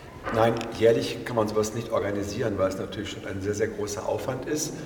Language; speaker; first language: German; native; German